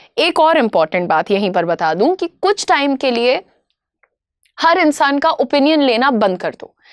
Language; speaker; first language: Hindi; native; Hindi